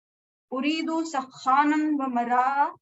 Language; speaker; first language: Arabic; non-native, learner; Urdu